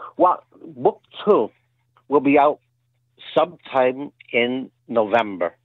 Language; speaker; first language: English; native; English